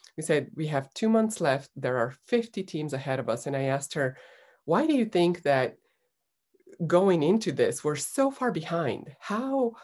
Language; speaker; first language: English; non-native, fluent; Bulgarian